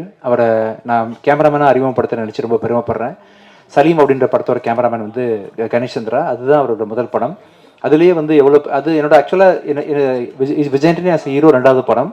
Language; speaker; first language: Tamil; native; Tamil